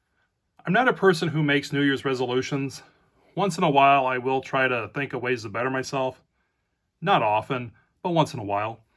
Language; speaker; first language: English; native; English